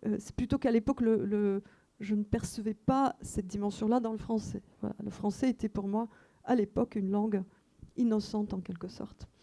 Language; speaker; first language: French; non-native, fluent; Russian